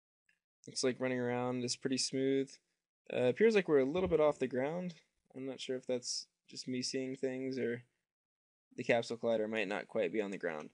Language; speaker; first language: English; native; English